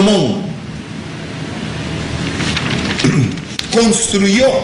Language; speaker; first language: Spanish; non-native, local second language; English